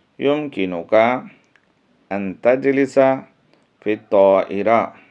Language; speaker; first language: Arabic; non-native, fluent; Urdu